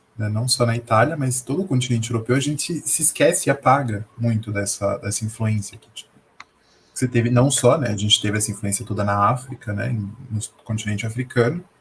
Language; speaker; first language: Portuguese; native; Portuguese